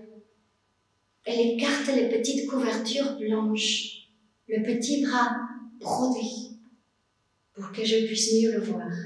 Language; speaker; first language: French; non-native, fluent; Spanish